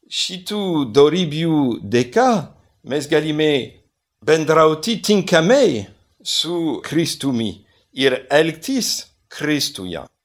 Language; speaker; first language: Lithuanian; non-native, fluent; French